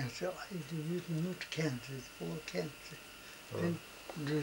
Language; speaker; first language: English; non-native, learner; Tibetan